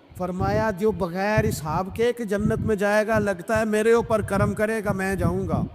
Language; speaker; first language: Urdu; non-native, local second language; Punjabi